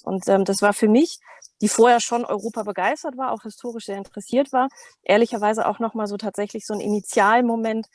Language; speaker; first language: German; native; German